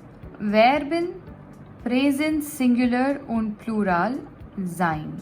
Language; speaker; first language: German; non-native, fluent; Gujarati